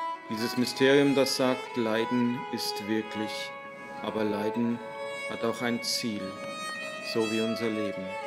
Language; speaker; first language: German; native; German